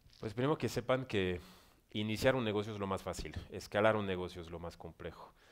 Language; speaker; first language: Spanish; non-native, fluent; French